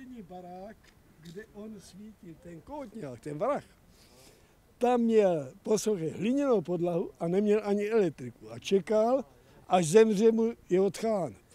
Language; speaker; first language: Czech; native; Czech